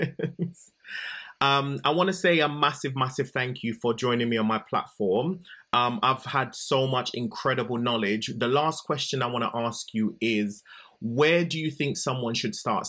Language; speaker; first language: English; native; English